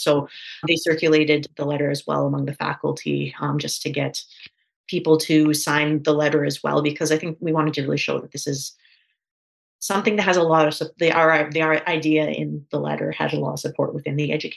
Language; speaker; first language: English; native; English